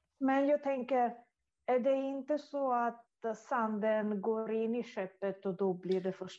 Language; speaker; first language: Swedish; non-native, fluent; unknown